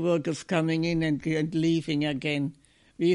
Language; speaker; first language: English; non-native, fluent; German